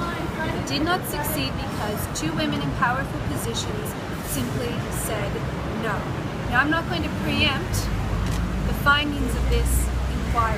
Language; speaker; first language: English; native; English